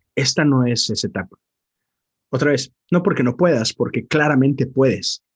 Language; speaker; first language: Spanish; native; Spanish